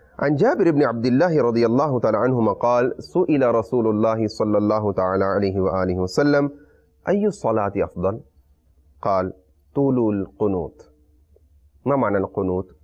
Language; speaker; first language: Arabic; non-native, fluent; Urdu